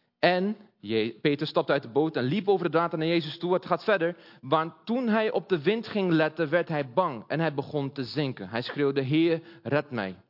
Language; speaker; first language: Dutch; early bilingual, other home language; Portuguese